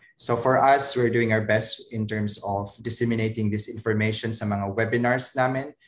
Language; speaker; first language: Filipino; native; Filipino